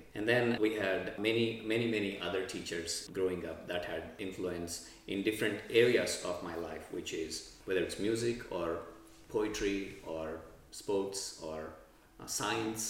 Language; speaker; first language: English; non-native, local second language; Telugu